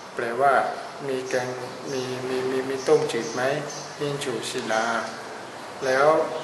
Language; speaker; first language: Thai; non-native, fluent; Burmese